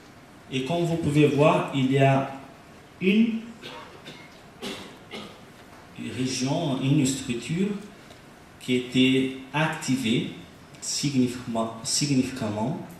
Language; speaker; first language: French; non-native, learner; Portuguese